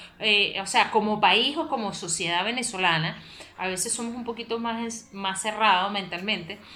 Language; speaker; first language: Spanish; native; Spanish